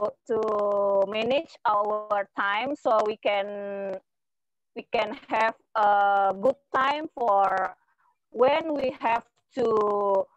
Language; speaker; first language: English; non-native, learner; Indonesian